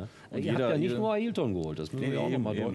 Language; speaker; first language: German; native; German